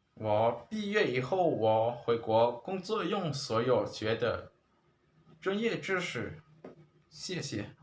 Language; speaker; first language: Chinese; non-native, learner; Lao